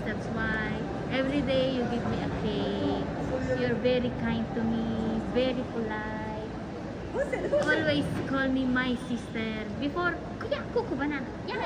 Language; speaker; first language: English; non-native, local second language; Filipino